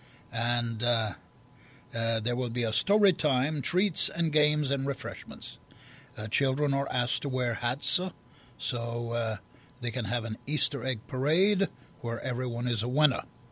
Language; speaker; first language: English; early bilingual, other home language; French